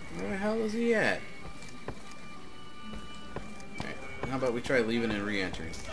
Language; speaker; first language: English; native; English